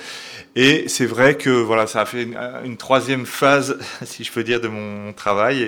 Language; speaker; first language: French; native; French